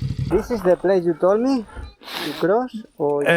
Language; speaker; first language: English; non-native, learner; Spanish